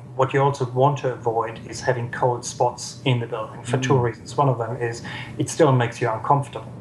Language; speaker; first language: English; non-native, fluent; German